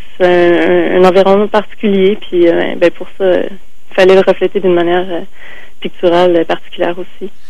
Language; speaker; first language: French; native; French